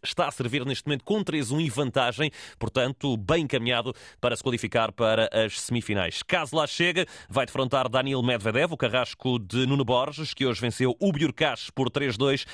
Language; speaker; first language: Portuguese; native; Portuguese